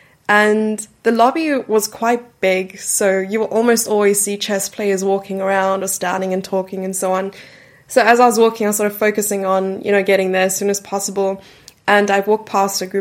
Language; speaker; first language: English; native; English